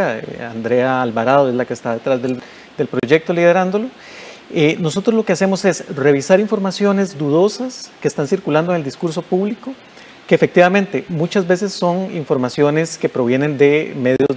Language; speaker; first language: Spanish; native; Spanish